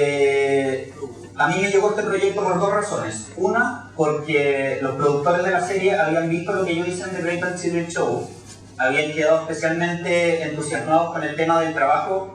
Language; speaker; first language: Spanish; native; Spanish